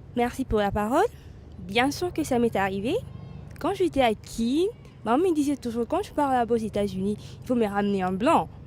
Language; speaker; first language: French; non-native, local second language; Lingala